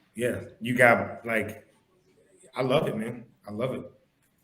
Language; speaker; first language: English; native; English